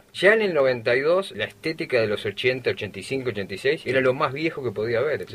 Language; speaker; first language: Spanish; native; Spanish